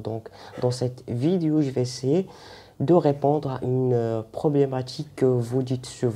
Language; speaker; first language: French; non-native, fluent; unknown